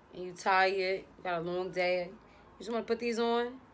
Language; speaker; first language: English; native; English